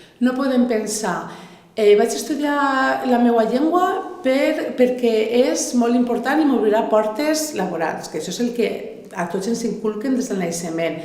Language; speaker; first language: Catalan; native; Catalan